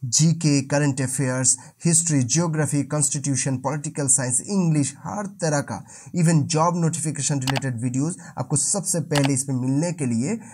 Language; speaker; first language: Hindi; non-native, local second language; Bangla